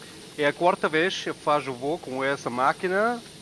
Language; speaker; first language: Portuguese; non-native, learner; German